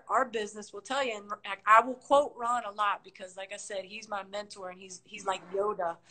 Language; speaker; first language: English; native; English